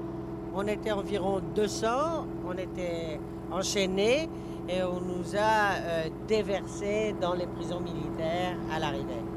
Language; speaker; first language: French; non-native, fluent; Greek